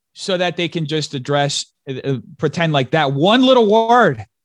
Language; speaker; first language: English; early bilingual, other home language; Portuguese